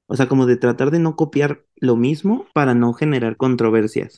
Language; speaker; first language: Spanish; native; Spanish